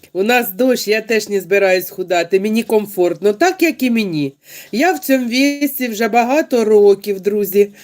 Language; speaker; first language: Ukrainian; non-native, local second language; Russian